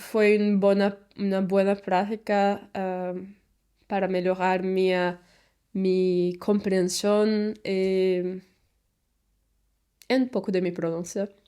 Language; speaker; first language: Spanish; non-native, learner; Portuguese